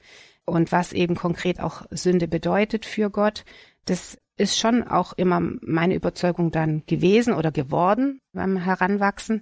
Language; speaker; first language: German; native; German